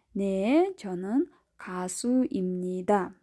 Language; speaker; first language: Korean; non-native, fluent; Kyrgyz